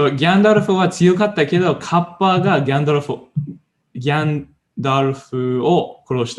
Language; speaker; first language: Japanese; non-native, learner; English